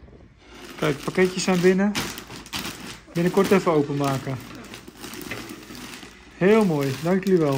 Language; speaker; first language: Dutch; native; Dutch